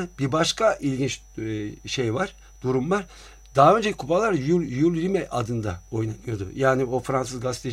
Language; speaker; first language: Turkish; native; Turkish